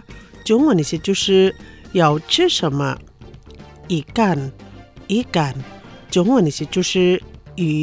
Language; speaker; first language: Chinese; non-native, fluent; Indonesian